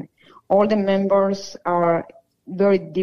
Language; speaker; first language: English; non-native, fluent; Spanish